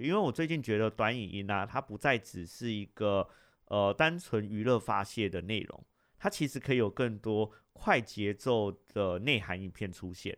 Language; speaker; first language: Chinese; native; Chinese